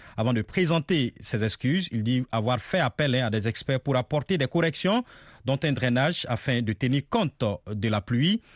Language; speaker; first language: French; non-native, local second language; Mossi